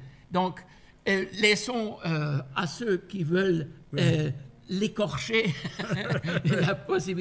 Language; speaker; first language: French; non-native, fluent; German